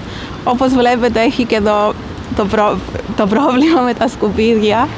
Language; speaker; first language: Greek; early bilingual, heritage; Greek